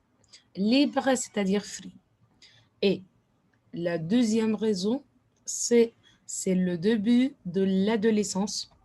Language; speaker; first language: French; non-native, fluent; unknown